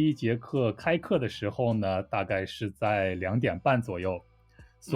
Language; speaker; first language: Chinese; native; Chinese